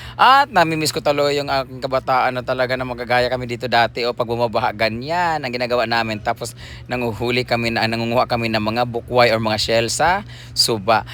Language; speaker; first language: Filipino; non-native, local second language; Cebuano